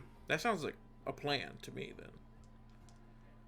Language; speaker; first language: English; native; English